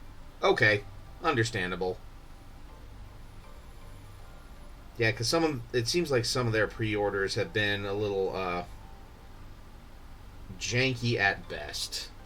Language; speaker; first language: English; native; English